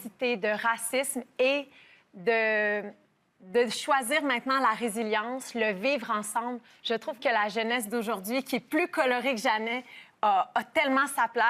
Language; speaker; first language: French; native; French